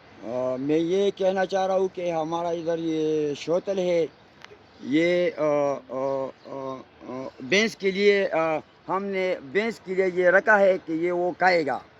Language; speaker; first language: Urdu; non-native, local second language; Pashto